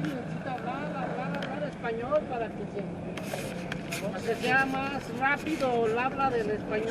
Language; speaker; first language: Spanish; native; Spanish